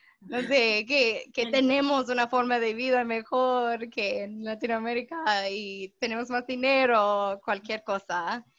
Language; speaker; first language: Spanish; non-native, fluent; English